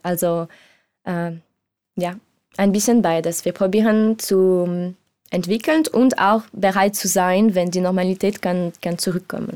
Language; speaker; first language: German; non-native, learner; French